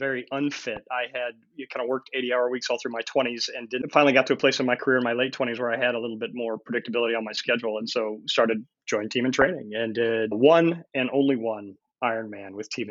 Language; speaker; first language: English; native; English